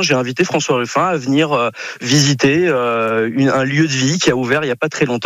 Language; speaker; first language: French; native; French